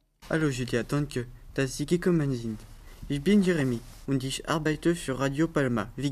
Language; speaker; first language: German; non-native, learner; French